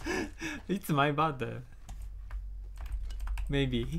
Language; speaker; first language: English; non-native, learner; Japanese